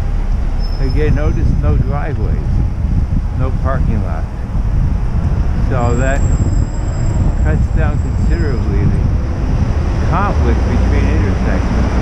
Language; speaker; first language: English; native; English